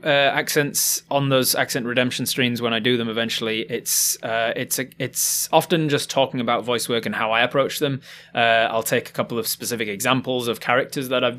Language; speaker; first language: English; native; English